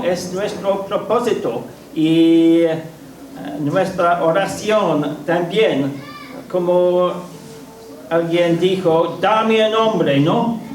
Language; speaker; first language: Spanish; non-native, fluent; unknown